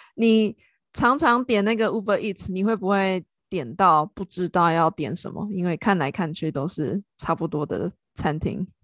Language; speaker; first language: Chinese; native; Chinese